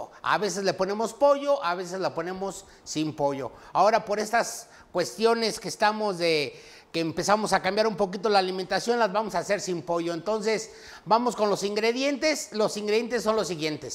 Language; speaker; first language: Spanish; native; Spanish